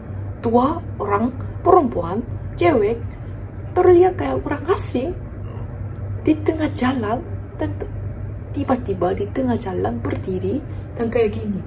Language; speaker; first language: Indonesian; non-native, fluent; Korean